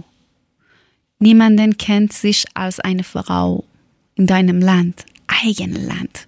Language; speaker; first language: German; non-native, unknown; Persian